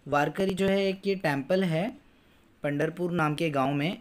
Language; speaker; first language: Hindi; non-native, local second language; Marathi